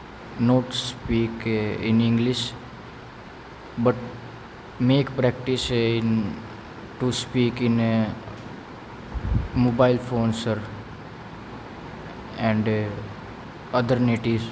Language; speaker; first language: English; non-native, learner; Haryanvi